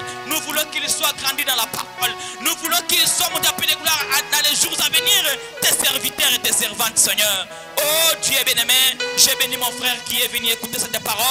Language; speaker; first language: French; non-native, local second language; Swahili